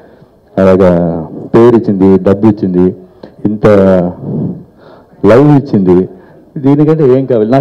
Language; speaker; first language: Telugu; non-native, fluent; Tamil